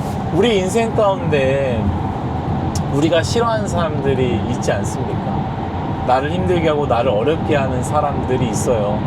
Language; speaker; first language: Korean; native; Korean